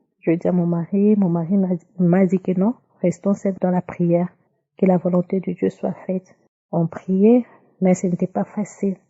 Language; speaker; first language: French; non-native, local second language; Lingala